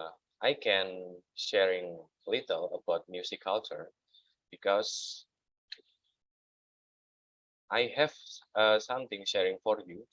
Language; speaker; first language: English; non-native, learner; Indonesian